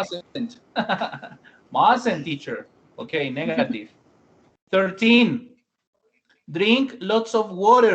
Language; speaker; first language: English; non-native, fluent; Spanish